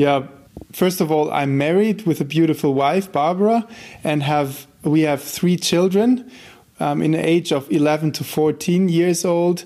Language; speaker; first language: English; non-native, fluent; German